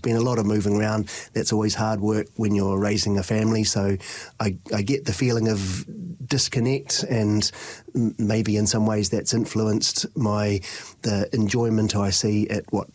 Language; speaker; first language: English; native; English